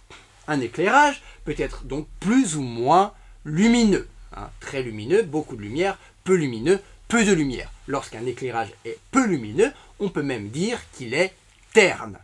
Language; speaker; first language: French; native; French